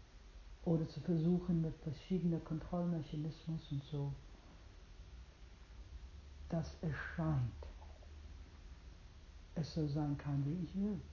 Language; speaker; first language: German; non-native, fluent; English